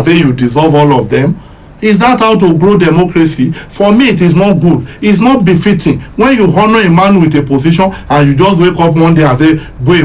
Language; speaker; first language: English; non-native, local second language; Yoruba